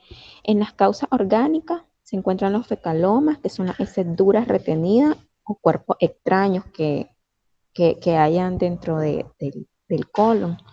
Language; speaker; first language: Spanish; native; Spanish